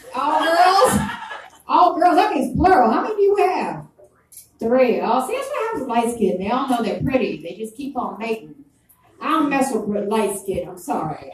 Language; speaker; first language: English; native; English